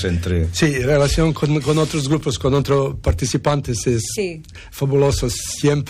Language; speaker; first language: Spanish; non-native, learner; Serbian